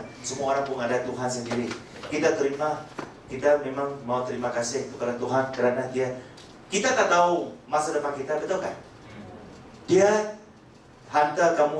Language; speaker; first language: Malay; non-native, local second language; Chinese